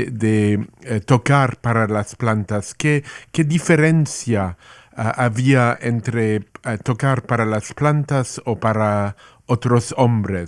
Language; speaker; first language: Spanish; non-native, learner; English